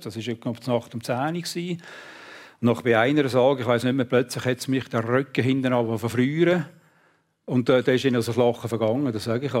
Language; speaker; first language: German; native; German